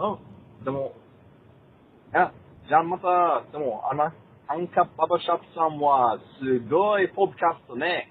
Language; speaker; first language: Japanese; non-native, learner; Portuguese